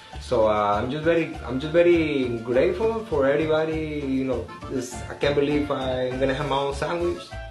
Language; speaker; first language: English; non-native, fluent; Spanish